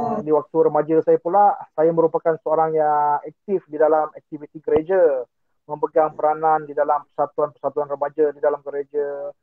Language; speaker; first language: Malay; non-native, local second language; Iban